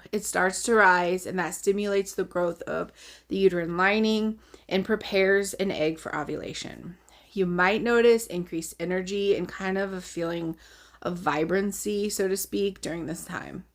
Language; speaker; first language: English; native; English